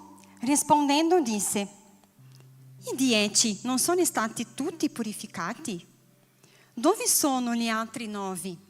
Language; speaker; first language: Italian; non-native, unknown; Portuguese